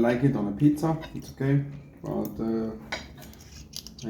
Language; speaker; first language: English; non-native, learner; German